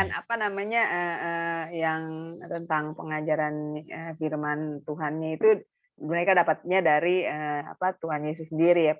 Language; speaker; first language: Indonesian; native; Indonesian